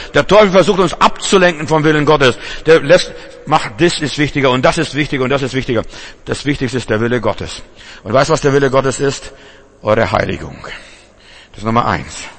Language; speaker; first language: German; non-native, fluent; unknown